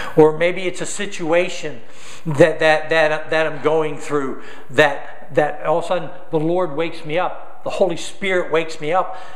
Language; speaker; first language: English; native; English